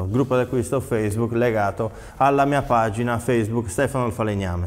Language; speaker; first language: Italian; native; Italian